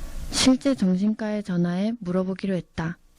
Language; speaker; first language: Korean; native; Korean